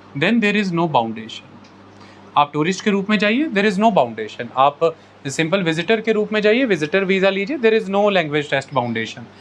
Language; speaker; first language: Hindi; non-native, local second language; Punjabi